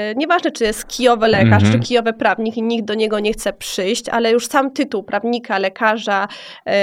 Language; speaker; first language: Polish; native; Polish